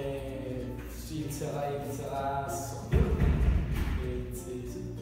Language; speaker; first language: French; non-native, learner; Spanish